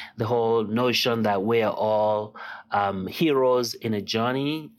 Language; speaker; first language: English; non-native, local second language; Yoruba